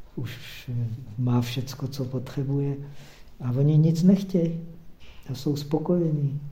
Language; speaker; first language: Czech; native; Czech